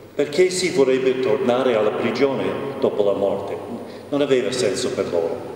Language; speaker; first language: Italian; non-native, fluent; English